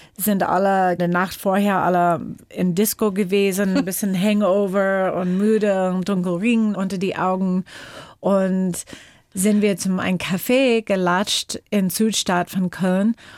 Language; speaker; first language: German; non-native, fluent; English